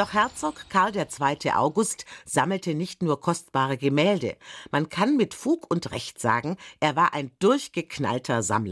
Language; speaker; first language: German; native; German